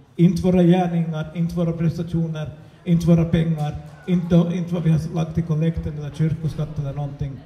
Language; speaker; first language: Swedish; native; Swedish